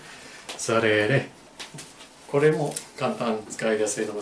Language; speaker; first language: Japanese; non-native, learner; English